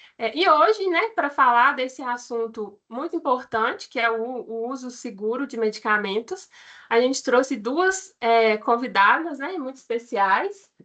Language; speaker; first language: Portuguese; native; Portuguese